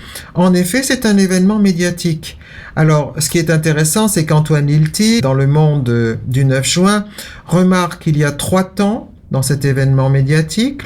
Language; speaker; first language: French; native; French